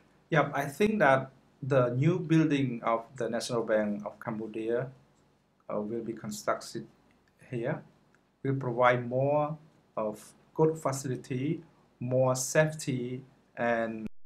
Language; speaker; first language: English; non-native, fluent; Khmer